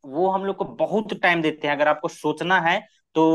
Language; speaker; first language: Hindi; native; Hindi